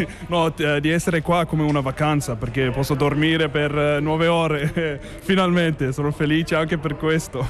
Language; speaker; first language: Italian; non-native, learner; English